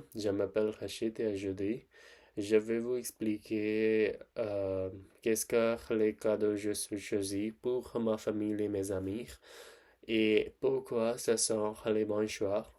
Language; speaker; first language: French; non-native, learner; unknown